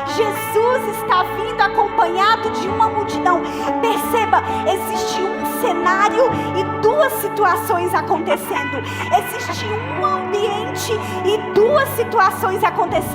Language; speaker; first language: Portuguese; native; Portuguese